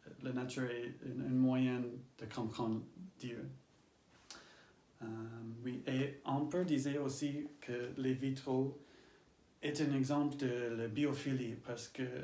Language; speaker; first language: French; non-native, learner; English